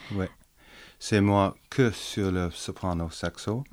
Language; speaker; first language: French; non-native, learner; English